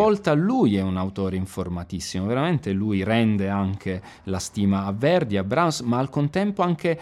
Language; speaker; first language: Italian; native; Italian